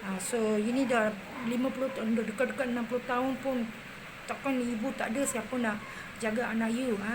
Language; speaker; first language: Malay; non-native, local second language; Tamil